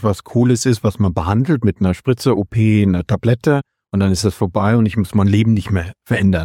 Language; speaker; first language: German; native; German